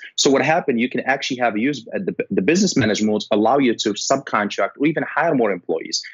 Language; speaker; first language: English; non-native, fluent; Arabic